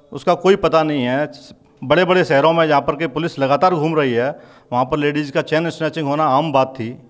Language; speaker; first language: Hindi; native; Hindi